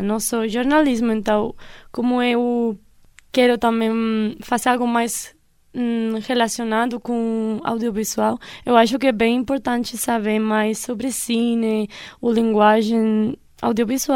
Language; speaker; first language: Portuguese; non-native, fluent; Spanish